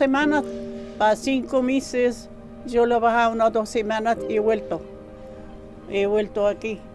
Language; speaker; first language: Spanish; non-native, learner; Arabic